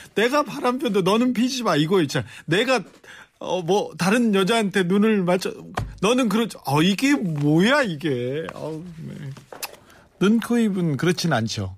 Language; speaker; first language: Korean; native; Korean